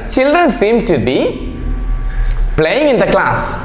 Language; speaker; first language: English; non-native, local second language; Malayalam